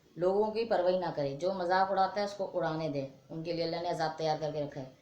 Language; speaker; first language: Urdu; non-native, local second language; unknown